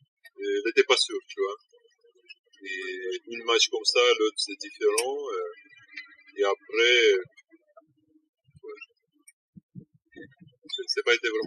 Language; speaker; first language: French; non-native, learner; Russian